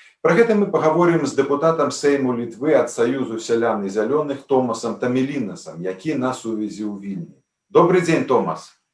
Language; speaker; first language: Belarusian; native; Belarusian